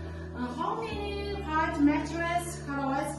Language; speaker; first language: English; non-native, learner; Kazakh